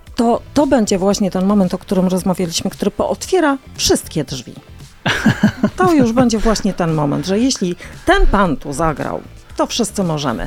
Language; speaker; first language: Polish; native; Polish